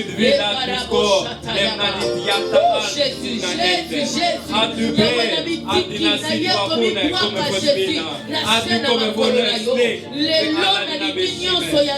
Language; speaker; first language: Swedish; non-native, learner; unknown